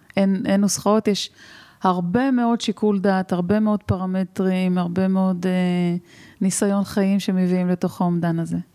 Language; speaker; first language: Hebrew; native; Hebrew